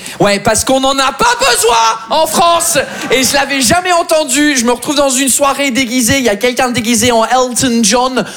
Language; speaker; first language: French; non-native, fluent; English